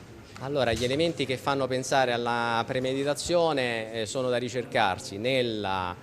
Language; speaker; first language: Italian; native; Italian